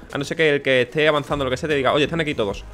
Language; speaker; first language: Spanish; native; Spanish